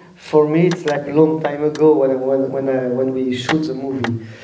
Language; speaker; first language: English; non-native, learner; French